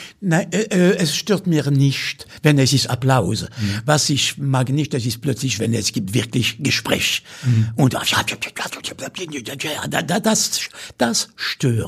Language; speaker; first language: German; non-native, fluent; French